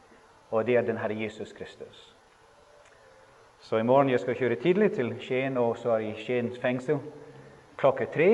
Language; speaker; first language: Norwegian; non-native, fluent; English